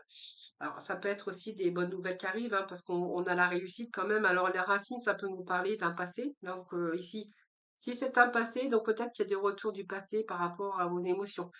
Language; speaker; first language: French; native; French